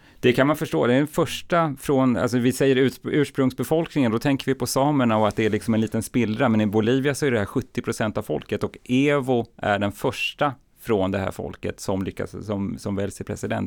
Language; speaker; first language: Swedish; native; Swedish